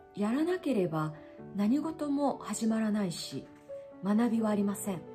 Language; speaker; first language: Japanese; native; Japanese